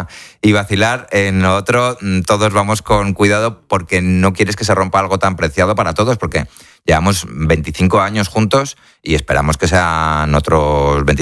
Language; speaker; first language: Spanish; native; Spanish